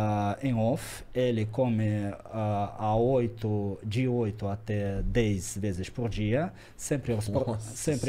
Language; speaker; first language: Portuguese; non-native, learner; Russian